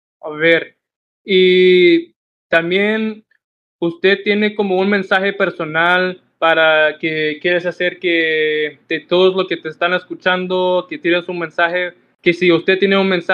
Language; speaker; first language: Spanish; non-native, learner; English